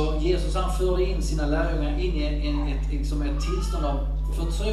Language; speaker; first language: Swedish; native; Swedish